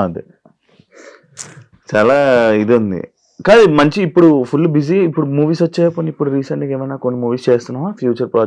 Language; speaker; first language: Telugu; native; Telugu